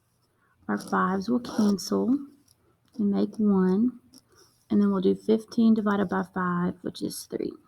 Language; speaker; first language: English; native; English